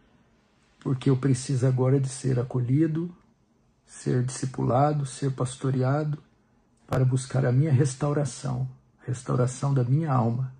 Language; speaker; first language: Portuguese; native; Portuguese